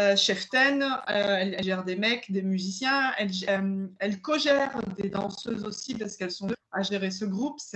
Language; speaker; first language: French; early bilingual, other home language; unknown